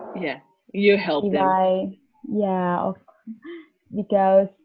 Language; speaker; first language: English; non-native, fluent; Dutch